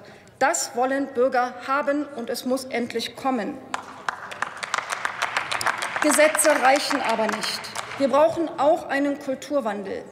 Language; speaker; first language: German; native; German